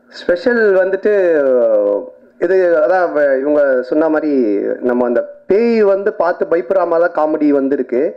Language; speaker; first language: Tamil; native; Tamil